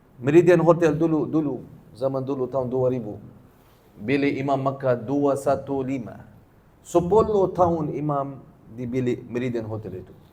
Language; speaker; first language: Malay; non-native, learner; Arabic